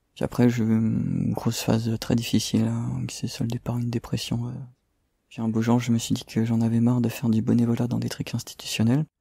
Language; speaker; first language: French; native; French